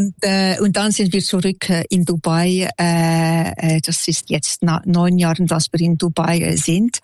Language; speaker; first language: German; non-native, local second language; French